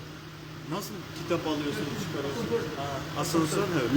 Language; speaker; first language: Turkish; non-native, learner; Urdu